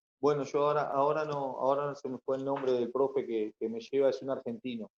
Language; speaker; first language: Spanish; native; Spanish